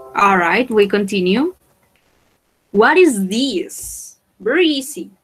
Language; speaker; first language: English; non-native, fluent; Spanish